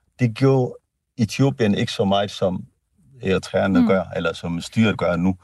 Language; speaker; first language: Danish; non-native, fluent; Tigrinya